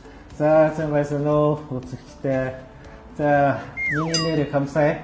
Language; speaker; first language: Mongolian; non-native, fluent; Lao